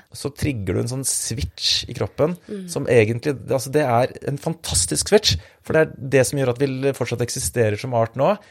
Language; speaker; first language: Norwegian; native; Norwegian